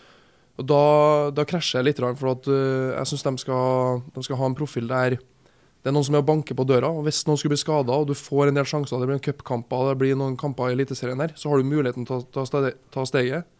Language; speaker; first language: Norwegian; native; Norwegian